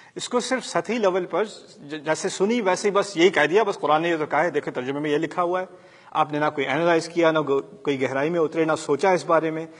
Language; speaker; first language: Urdu; early bilingual, heritage; Urdu